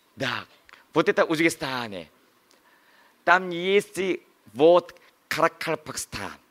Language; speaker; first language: Russian; non-native, learner; Korean